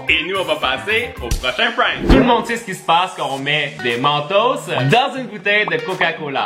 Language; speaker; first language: French; native; French